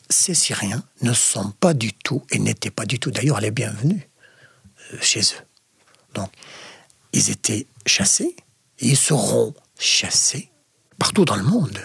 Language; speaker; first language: French; non-native, fluent; Arabic